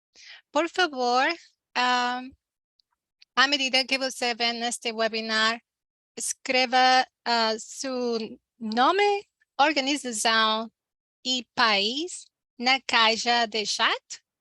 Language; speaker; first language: Portuguese; non-native, learner; Spanish